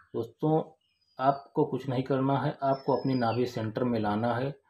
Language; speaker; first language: Hindi; native; Hindi